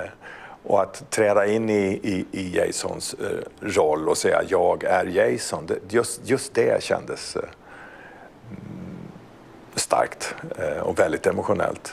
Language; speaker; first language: Swedish; native; Swedish